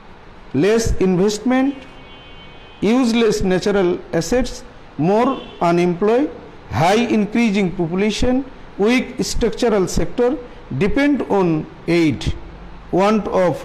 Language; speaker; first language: English; non-native, local second language; Bangla